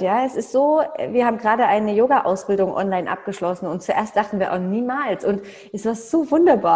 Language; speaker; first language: German; native; German